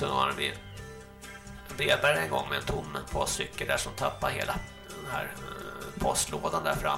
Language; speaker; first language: Swedish; native; Swedish